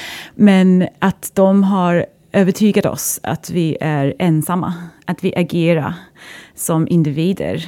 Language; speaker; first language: Swedish; non-native, fluent; English